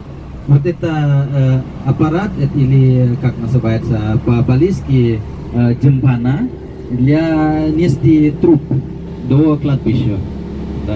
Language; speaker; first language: Russian; non-native, learner; Balinese